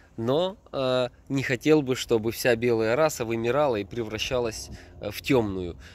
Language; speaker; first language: Russian; native; Russian